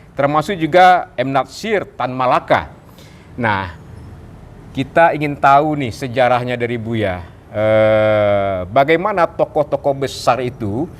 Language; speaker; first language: Indonesian; non-native, local second language; Minangkabau